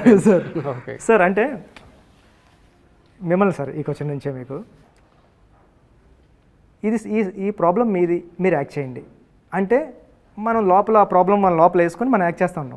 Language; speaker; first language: Telugu; native; Telugu